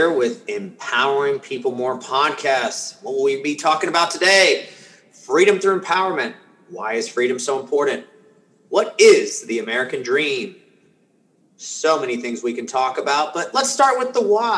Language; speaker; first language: English; early bilingual, other home language; Spanish